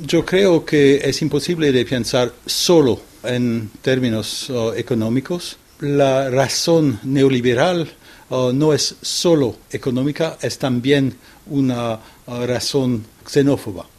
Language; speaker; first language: Spanish; non-native, fluent; French